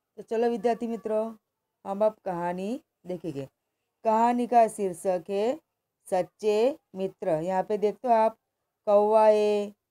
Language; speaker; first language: Hindi; non-native, local second language; Gujarati